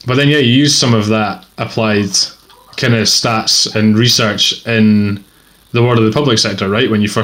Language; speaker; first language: English; native; English